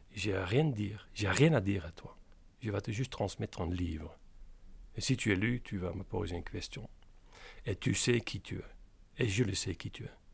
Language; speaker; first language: French; non-native, fluent; Dutch